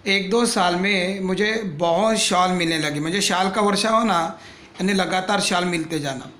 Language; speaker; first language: Hindi; non-native, local second language; Marathi